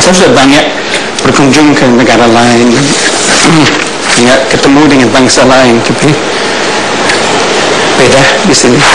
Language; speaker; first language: Indonesian; non-native, fluent; English